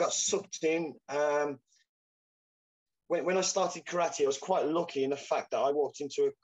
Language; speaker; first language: English; native; English